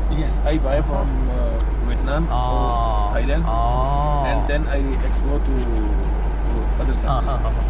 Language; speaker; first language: English; non-native, learner; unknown